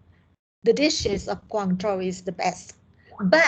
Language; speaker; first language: English; non-native, learner; Vietnamese